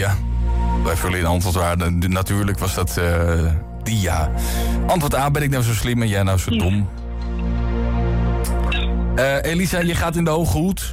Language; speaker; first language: Dutch; native; Dutch